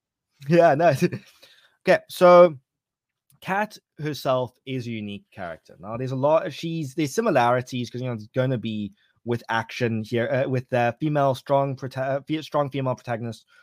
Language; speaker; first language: English; native; English